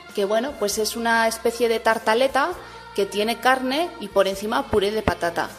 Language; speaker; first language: Spanish; native; Spanish